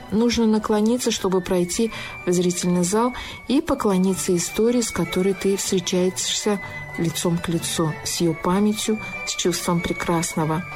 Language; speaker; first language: Russian; non-native, local second language; Tajik